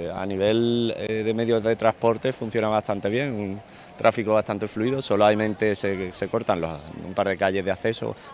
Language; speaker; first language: Spanish; non-native, fluent; English